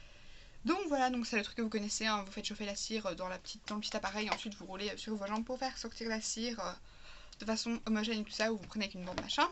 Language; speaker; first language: French; native; French